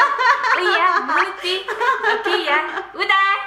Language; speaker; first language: Indonesian; non-native, learner; Korean